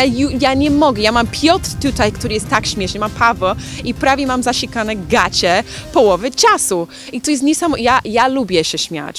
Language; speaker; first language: Polish; non-native, learner; English